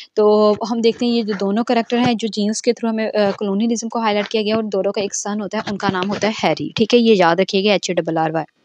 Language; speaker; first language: Urdu; native; Urdu